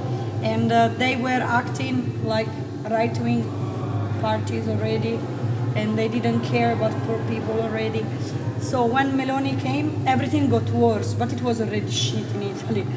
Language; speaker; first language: English; non-native, fluent; Italian